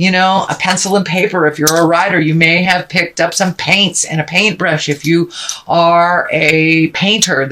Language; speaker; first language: English; native; English